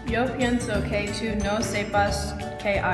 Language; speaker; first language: Spanish; non-native, learner; English